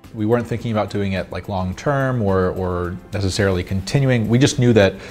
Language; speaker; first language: English; native; English